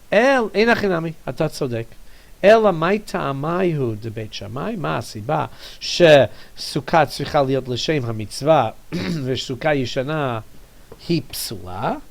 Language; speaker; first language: Hebrew; non-native, fluent; English